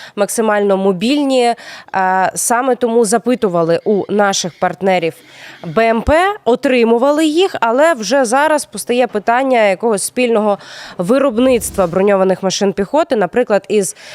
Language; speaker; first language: Ukrainian; native; Ukrainian